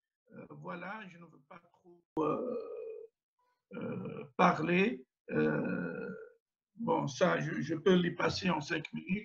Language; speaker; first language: French; non-native, local second language; Arabic